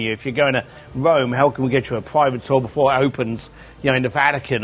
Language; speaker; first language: English; native; English